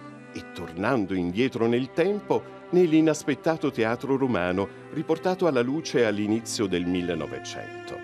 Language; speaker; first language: Italian; native; Italian